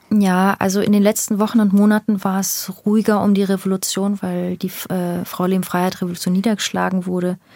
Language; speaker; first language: German; early bilingual, other home language; Persian